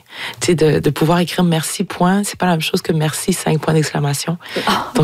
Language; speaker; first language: French; native; French